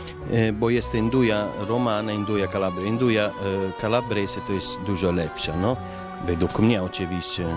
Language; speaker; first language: Polish; non-native, fluent; Italian